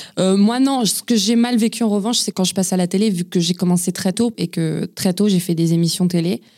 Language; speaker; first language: French; native; French